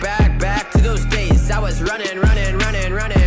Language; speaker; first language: English; non-native, learner; Russian